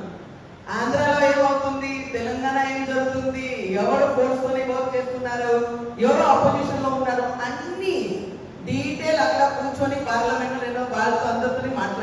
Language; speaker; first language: Telugu; non-native, fluent; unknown